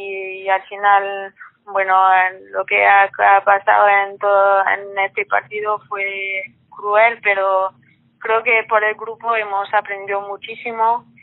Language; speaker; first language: Spanish; non-native, fluent; French